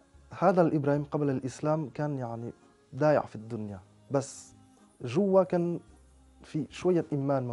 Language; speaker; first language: Arabic; non-native, learner; French